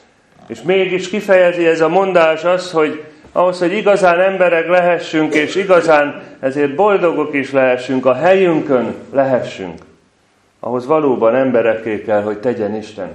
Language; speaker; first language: Hungarian; native; Hungarian